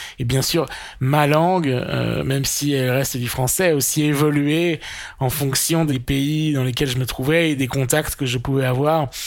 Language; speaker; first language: French; native; French